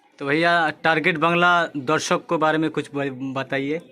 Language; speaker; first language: Hindi; non-native, local second language; Bangla